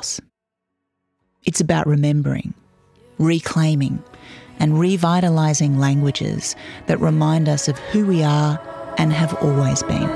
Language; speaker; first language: English; native; English